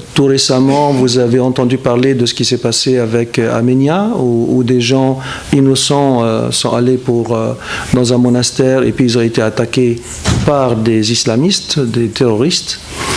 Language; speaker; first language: French; non-native, fluent; Arabic